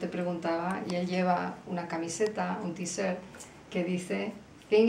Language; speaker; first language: Spanish; native; Spanish